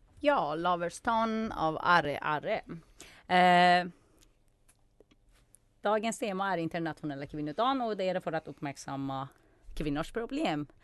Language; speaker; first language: Swedish; non-native, fluent; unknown